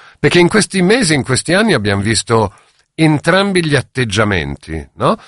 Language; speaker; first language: Italian; native; Italian